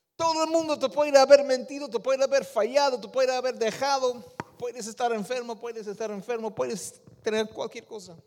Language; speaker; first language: Spanish; non-native, fluent; Dutch